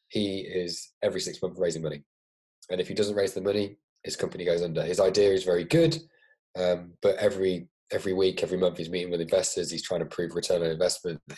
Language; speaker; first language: English; native; English